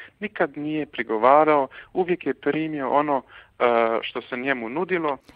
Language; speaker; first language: Croatian; early bilingual, heritage; Croatian